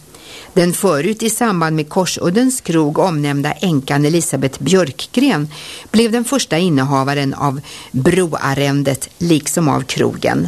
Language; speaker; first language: Swedish; native; Swedish